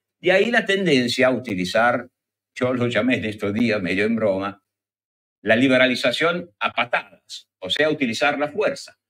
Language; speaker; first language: Spanish; non-native, fluent; Italian